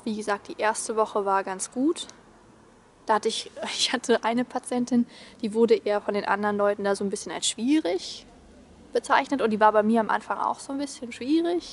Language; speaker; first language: German; native; German